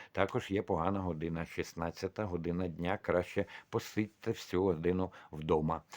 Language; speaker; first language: Ukrainian; non-native, local second language; Russian